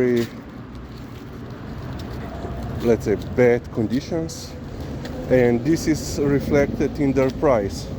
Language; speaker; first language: English; non-native, fluent; Slovenian